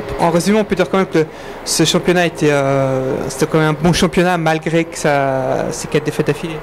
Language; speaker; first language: French; native; French